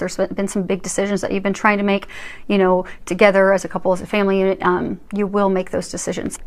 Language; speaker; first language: English; native; English